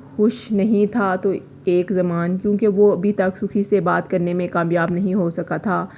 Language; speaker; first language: Urdu; native; Urdu